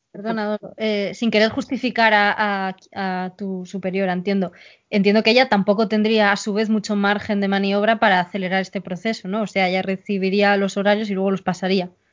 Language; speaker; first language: Spanish; native; Spanish